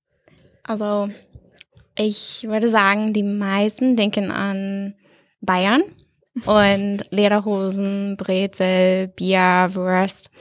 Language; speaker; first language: German; non-native, fluent; English